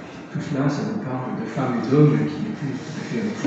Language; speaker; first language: French; native; French